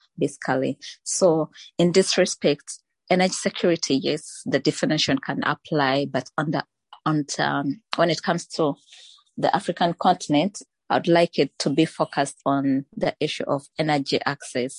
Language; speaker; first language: English; non-native, local second language; Ganda